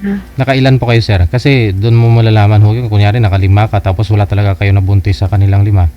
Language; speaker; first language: Filipino; native; Filipino